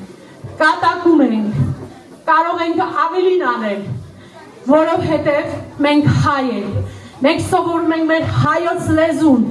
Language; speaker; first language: Armenian; early bilingual, heritage; Armenian